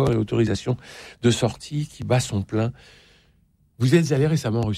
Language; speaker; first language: French; native; French